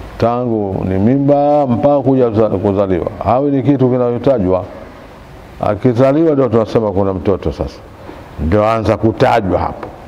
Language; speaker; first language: Swahili; native; Swahili